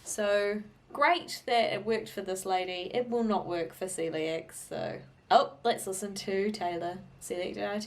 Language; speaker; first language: English; native; English